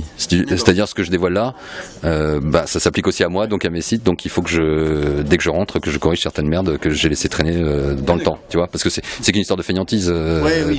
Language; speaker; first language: French; native; French